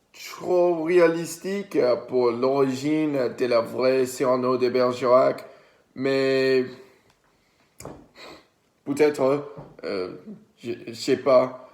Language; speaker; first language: French; non-native, learner; English